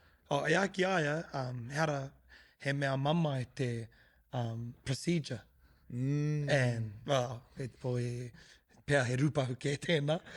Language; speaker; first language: Māori; non-native, local second language; English